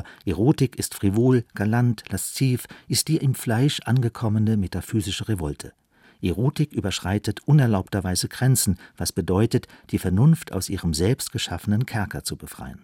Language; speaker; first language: German; native; German